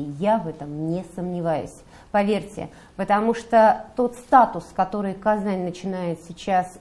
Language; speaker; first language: Russian; native; Russian